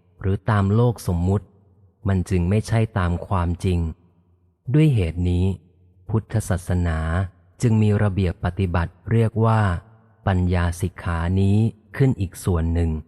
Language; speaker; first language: Thai; native; Thai